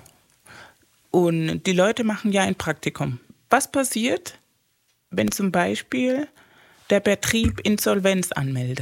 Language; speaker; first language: German; non-native, fluent; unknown